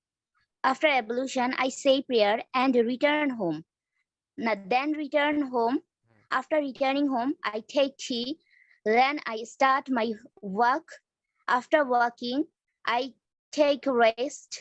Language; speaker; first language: English; non-native, learner; Bangla